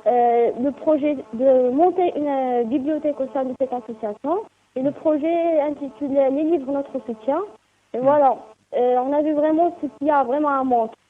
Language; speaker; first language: French; non-native, local second language; Arabic